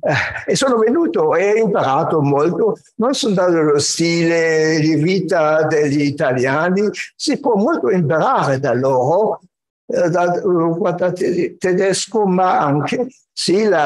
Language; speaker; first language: Italian; non-native, fluent; German